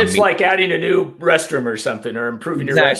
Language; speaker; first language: English; native; English